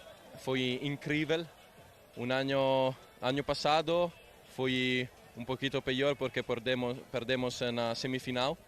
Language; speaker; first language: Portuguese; non-native, learner; Spanish